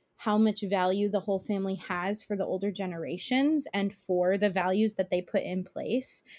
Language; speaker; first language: English; early bilingual, other home language; Italian